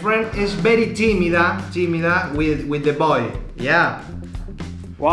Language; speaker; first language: English; non-native, learner; Spanish